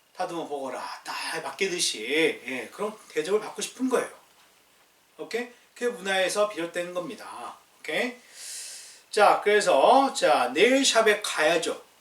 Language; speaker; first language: Korean; native; Korean